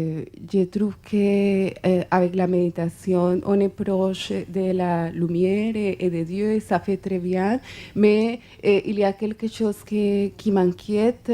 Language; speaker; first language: French; non-native, fluent; Spanish